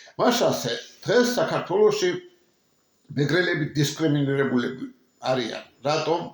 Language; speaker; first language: Georgian; non-native, local second language; Mingrelian